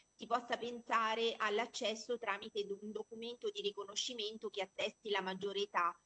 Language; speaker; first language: Italian; native; Italian